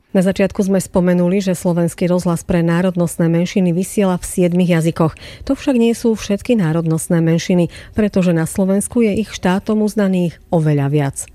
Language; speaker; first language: Slovak; native; Slovak